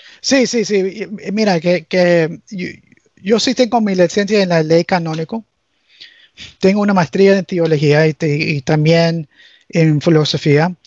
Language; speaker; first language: Spanish; early bilingual, heritage; English